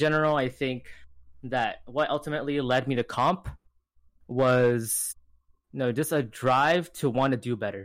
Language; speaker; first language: English; native; English